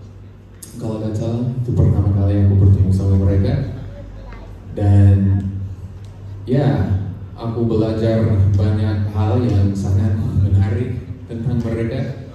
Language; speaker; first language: Indonesian; non-native, fluent; English